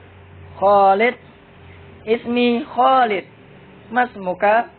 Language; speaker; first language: Arabic; non-native, fluent; Indonesian